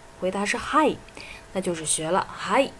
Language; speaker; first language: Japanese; non-native, fluent; Chinese